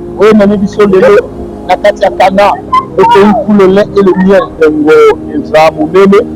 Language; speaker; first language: Lingala; native; Lingala